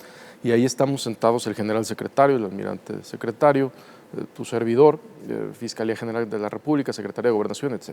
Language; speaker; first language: Spanish; native; Spanish